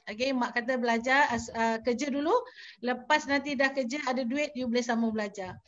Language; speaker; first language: Malay; native; Malay